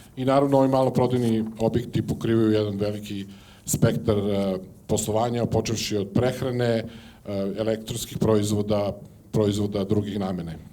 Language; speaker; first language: Serbian; native; Serbian